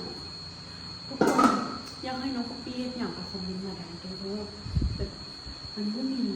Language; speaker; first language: Thai; non-native, local second language; Lao